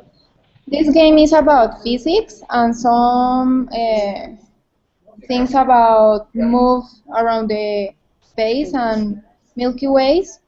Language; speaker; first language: English; non-native, learner; Spanish